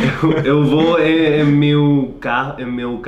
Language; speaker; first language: Portuguese; non-native, learner; English